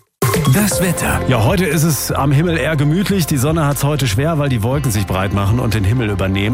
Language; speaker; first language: German; native; German